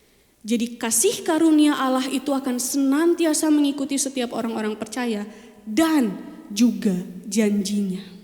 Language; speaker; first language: Indonesian; native; Indonesian